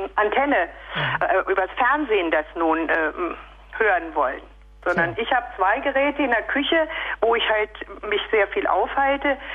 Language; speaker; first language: German; native; German